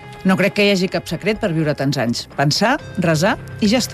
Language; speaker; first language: Catalan; early bilingual, other home language; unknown